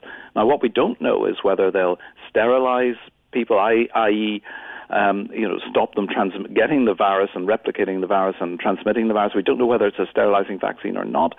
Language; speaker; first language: English; native; English